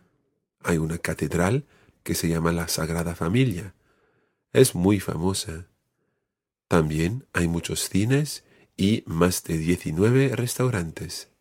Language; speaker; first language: Spanish; non-native, fluent; English